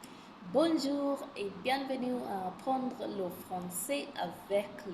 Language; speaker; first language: French; non-native, fluent; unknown